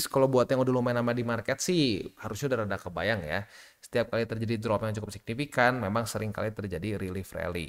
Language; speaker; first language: Indonesian; native; Indonesian